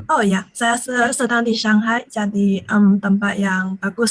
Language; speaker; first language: Indonesian; non-native, learner; Chinese